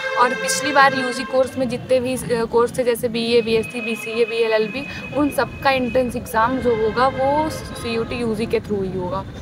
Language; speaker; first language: Hindi; native; Hindi